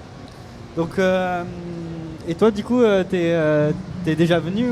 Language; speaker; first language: French; native; French